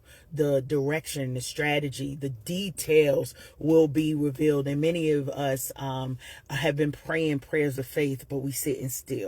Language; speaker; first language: English; native; English